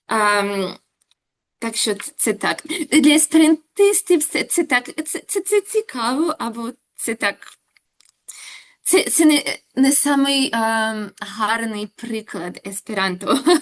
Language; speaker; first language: Ukrainian; non-native, local second language; Russian